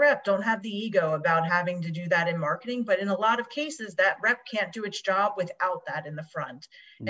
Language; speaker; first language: English; native; English